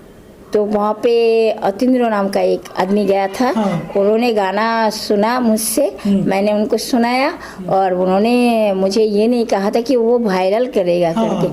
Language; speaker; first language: Hindi; non-native, local second language; Bangla